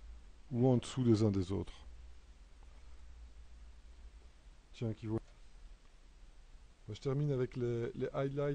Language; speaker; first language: French; native; French